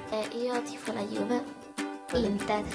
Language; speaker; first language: Italian; early bilingual, other home language; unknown